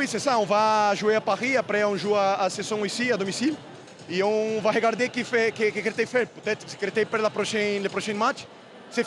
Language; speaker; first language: French; non-native, learner; Portuguese